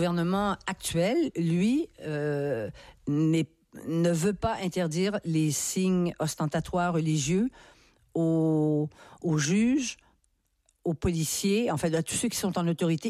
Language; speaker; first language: French; native; French